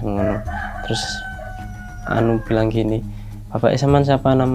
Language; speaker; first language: Indonesian; native; Indonesian